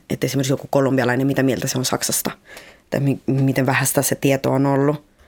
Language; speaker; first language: Finnish; early bilingual, other home language; Spanish